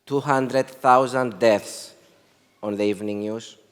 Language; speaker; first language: English; non-native, fluent; Greek